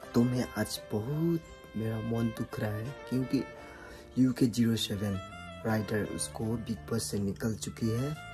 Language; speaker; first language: Hindi; non-native, local second language; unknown